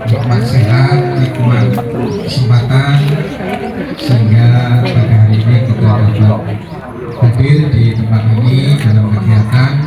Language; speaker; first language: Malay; non-native, local second language; Javanese